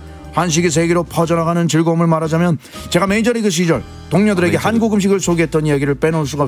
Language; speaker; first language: Korean; native; Korean